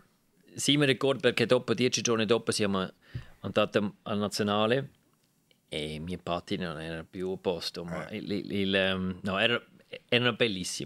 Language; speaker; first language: Italian; non-native, local second language; German